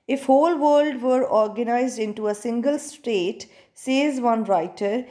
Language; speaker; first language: English; non-native, local second language; Punjabi